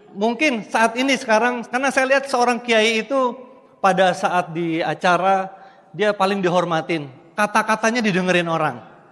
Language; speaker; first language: Indonesian; native; Indonesian